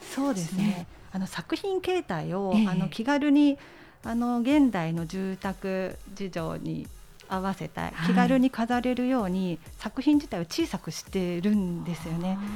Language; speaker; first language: Japanese; native; Japanese